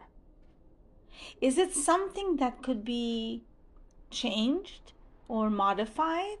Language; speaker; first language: English; non-native, fluent; French